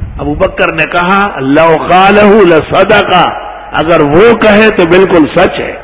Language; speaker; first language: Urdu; non-native, local second language; Pashto